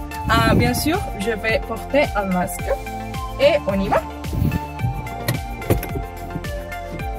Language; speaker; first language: French; non-native, fluent; Spanish